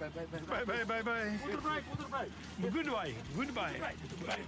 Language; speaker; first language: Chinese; non-native, learner; English